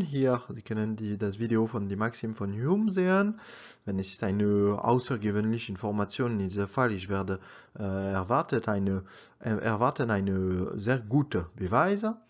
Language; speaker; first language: German; non-native, learner; French